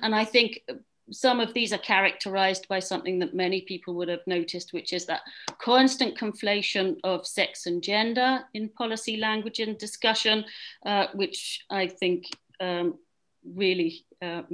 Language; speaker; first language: English; native; English